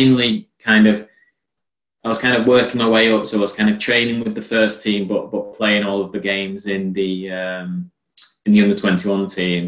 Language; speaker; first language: English; native; English